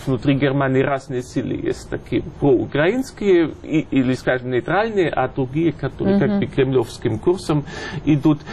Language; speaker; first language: Russian; non-native, fluent; German